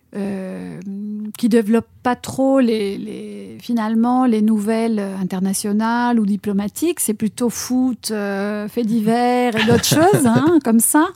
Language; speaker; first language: French; non-native, fluent; Spanish